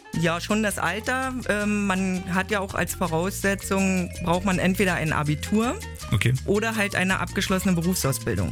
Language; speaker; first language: German; native; German